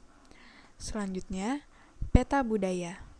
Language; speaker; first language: Indonesian; native; Indonesian